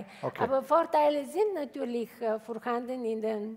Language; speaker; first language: German; non-native, fluent; Bulgarian